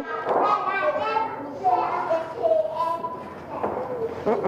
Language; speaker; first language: French; non-native, learner; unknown